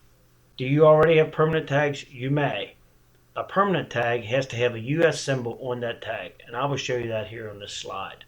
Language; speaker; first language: English; native; English